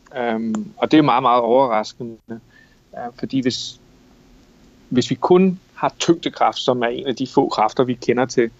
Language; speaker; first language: Danish; native; Danish